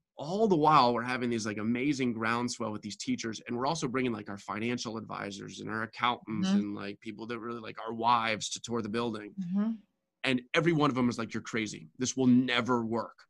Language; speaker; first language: English; native; English